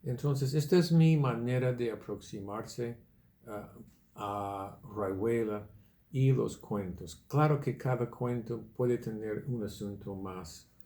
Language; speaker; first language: Spanish; non-native, fluent; English